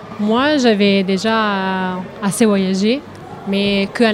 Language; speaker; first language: French; non-native, learner; Italian